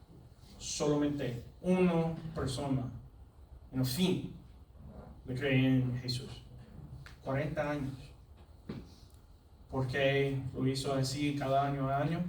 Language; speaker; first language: Spanish; non-native, learner; English